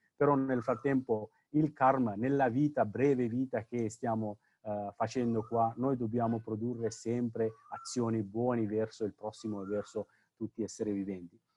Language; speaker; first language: Italian; non-native, fluent; Sinhala